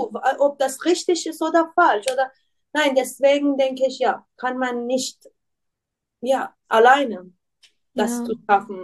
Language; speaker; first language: German; non-native, learner; Persian